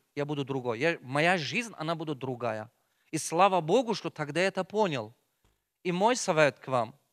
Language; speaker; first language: Russian; non-native, local second language; Tajik